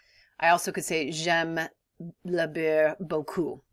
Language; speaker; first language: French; non-native, fluent; English